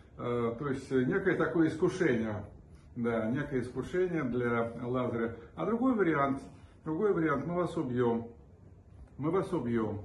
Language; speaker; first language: Russian; native; Russian